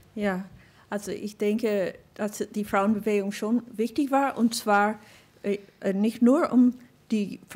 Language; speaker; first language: German; non-native, fluent; English